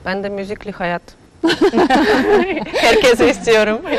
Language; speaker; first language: Turkish; non-native, fluent; Russian